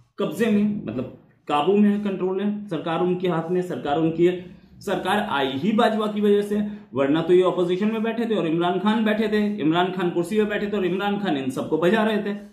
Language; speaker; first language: Hindi; native; Hindi